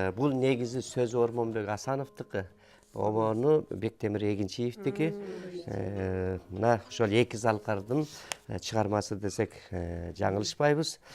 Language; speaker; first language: Kyrgyz; native; Kyrgyz